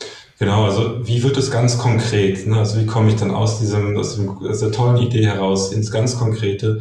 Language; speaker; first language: German; native; German